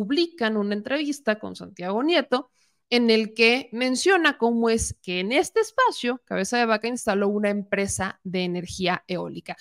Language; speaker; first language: Spanish; native; Spanish